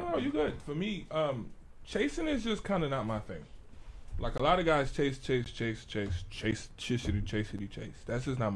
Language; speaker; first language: English; native; English